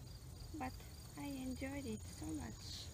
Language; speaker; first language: English; non-native, learner; Japanese